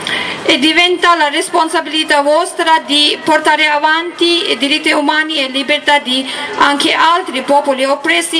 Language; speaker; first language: Italian; non-native, learner; Tibetan